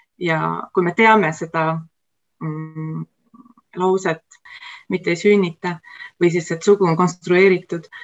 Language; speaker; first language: Estonian; native; Estonian